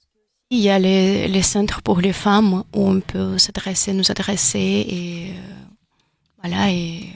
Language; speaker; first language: French; non-native, fluent; Ukrainian